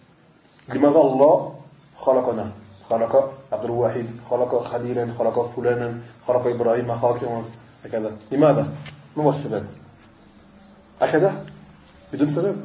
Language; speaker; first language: Arabic; non-native, fluent; French